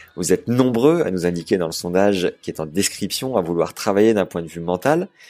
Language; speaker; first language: French; native; French